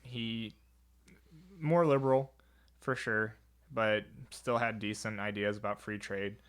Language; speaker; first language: English; native; English